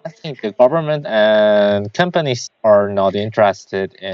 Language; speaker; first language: English; non-native, learner; Korean